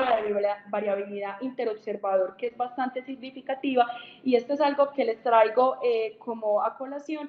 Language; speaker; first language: Spanish; native; Spanish